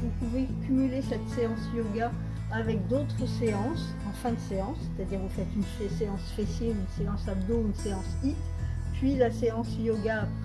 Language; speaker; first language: French; native; French